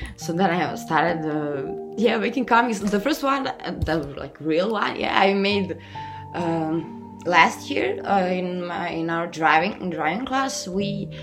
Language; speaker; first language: English; non-native, fluent; Serbian